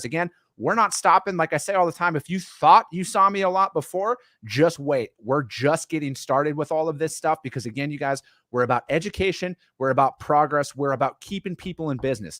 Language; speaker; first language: English; native; English